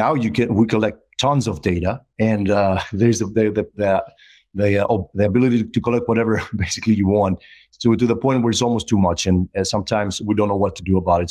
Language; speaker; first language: English; non-native, fluent; Greek